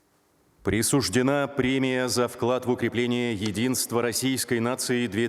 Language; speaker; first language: Russian; native; Russian